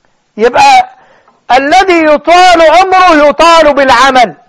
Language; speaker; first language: Arabic; native; Arabic